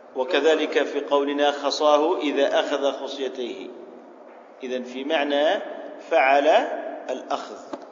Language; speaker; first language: Arabic; native; Arabic